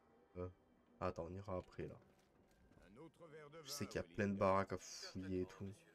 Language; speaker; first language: French; native; French